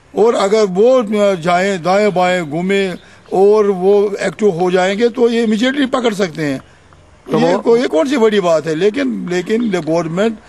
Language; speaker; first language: Urdu; non-native, local second language; Kashmiri